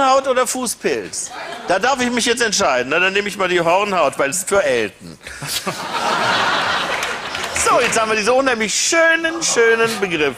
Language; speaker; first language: German; native; German